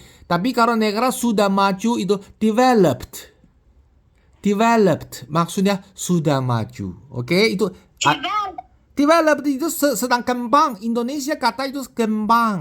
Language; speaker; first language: Indonesian; non-native, fluent; Chinese